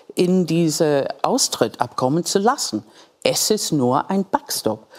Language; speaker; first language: German; non-native, fluent; English